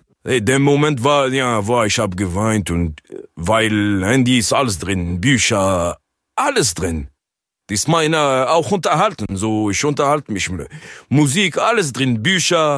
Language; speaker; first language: German; non-native, learner; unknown